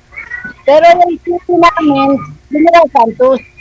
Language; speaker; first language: Filipino; non-native, local second language; Cebuano